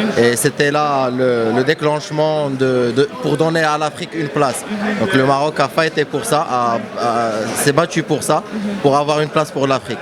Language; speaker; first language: French; non-native, local second language; Arabic